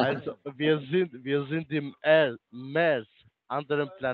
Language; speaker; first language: German; non-native, learner; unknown